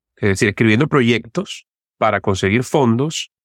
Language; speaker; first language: Spanish; native; Spanish